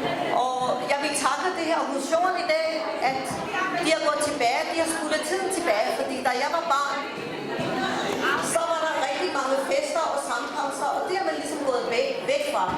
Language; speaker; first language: Danish; early bilingual, other home language; Urdu